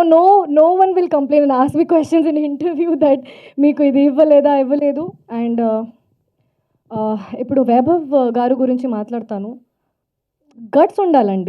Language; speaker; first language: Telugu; non-native, fluent; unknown